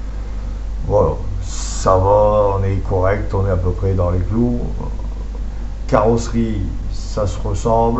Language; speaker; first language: French; native; French